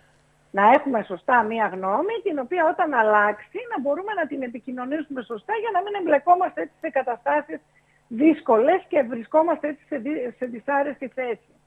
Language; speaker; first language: Greek; native; Greek